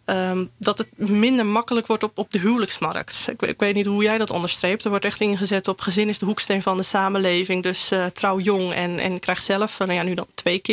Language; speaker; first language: Dutch; native; Dutch